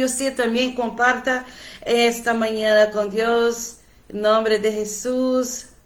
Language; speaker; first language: Portuguese; non-native, learner; Spanish